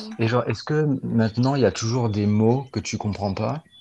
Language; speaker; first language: French; native; French